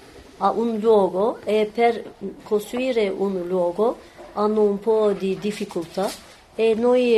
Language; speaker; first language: Italian; non-native, learner; Turkish